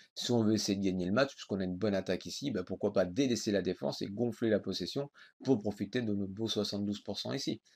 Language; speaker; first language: French; native; French